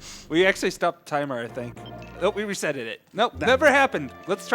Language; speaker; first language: English; native; English